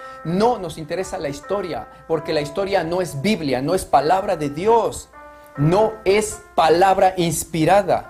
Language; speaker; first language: Spanish; native; Spanish